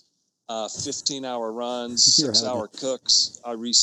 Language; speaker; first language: English; native; English